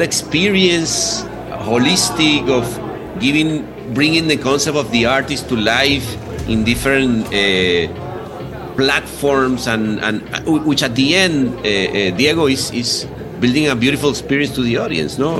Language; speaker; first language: English; non-native, fluent; Spanish